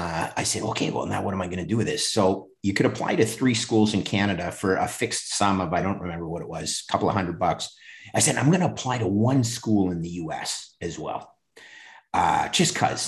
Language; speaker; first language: English; native; English